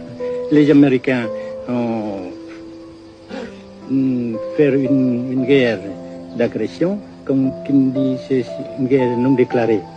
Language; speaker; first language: French; non-native, fluent; Vietnamese